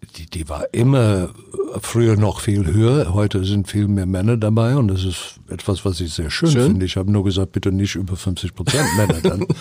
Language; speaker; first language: German; non-native, fluent; English